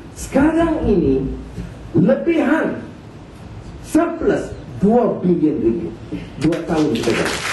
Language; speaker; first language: Malay; native; Malay